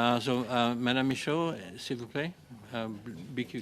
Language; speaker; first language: French; non-native, local second language; English